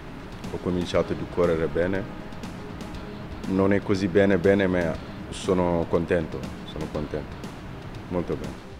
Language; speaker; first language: Italian; non-native, learner; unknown